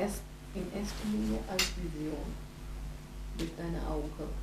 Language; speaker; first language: German; non-native, fluent; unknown